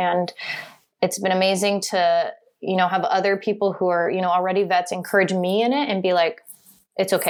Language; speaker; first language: English; native; English